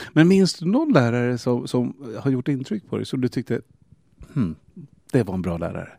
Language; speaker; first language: Swedish; native; Swedish